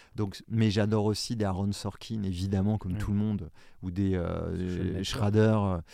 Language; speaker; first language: French; native; French